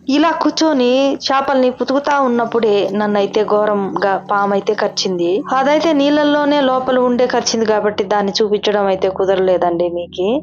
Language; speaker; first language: Telugu; non-native, local second language; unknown